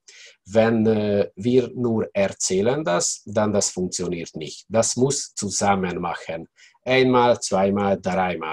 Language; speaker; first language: German; non-native, learner; Hungarian